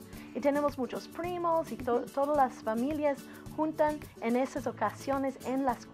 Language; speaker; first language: Spanish; non-native, learner; English